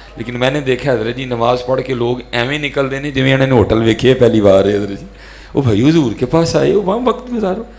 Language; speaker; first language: Urdu; non-native, local second language; Punjabi